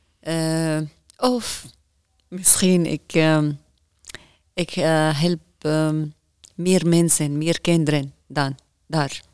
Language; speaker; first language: Dutch; non-native, learner; Arabic